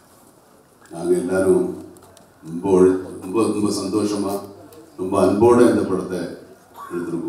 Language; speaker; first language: Tamil; non-native, fluent; Malayalam